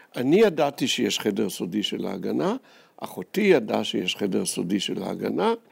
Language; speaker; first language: Hebrew; native; Hebrew